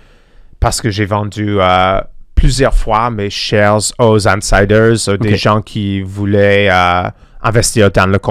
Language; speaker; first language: French; non-native, fluent; English